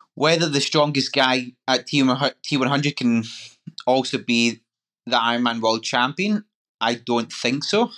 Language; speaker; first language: English; native; English